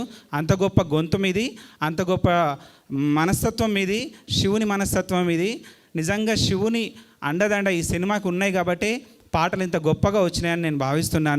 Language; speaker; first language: Telugu; native; Telugu